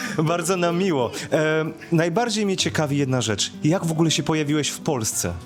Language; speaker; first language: Polish; native; Polish